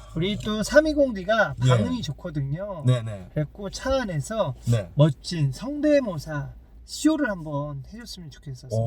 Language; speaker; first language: Korean; native; Korean